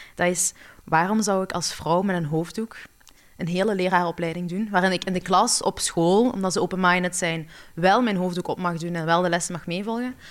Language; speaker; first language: Dutch; early bilingual, other home language; Arabic